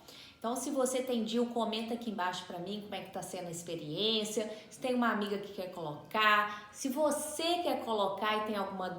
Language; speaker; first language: Portuguese; native; Portuguese